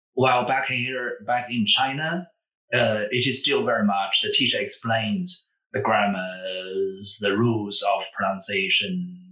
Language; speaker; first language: English; non-native, fluent; Chinese